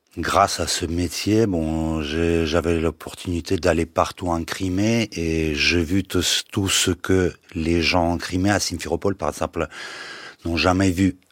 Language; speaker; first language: French; non-native, fluent; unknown